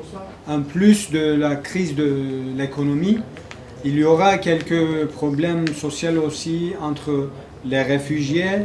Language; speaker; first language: French; non-native, learner; Kurdish